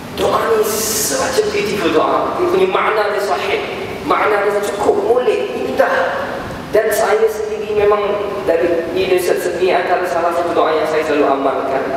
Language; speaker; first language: Malay; native; Malay